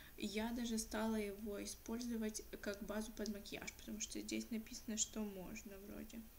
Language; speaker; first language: Russian; non-native, local second language; Ukrainian